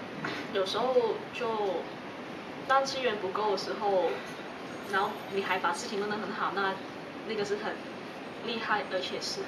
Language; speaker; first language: Chinese; non-native, local second language; Cantonese